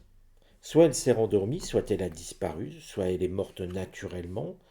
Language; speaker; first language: French; native; French